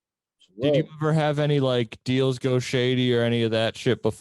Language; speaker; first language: English; native; English